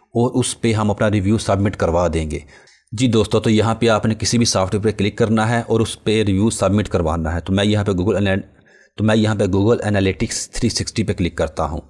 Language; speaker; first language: Urdu; non-native, local second language; Punjabi